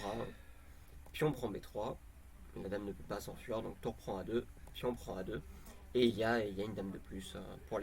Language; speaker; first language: French; native; French